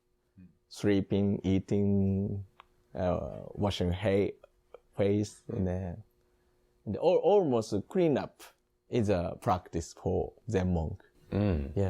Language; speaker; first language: English; non-native, learner; Japanese